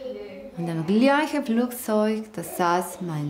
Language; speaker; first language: German; non-native, fluent; Spanish